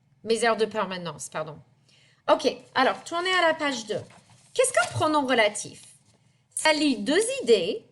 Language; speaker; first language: French; non-native, fluent; English